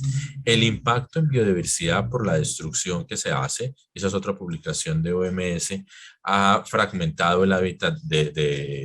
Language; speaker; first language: Spanish; native; Spanish